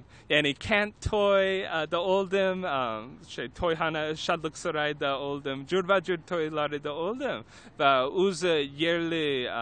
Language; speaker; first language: Turkish; non-native, learner; English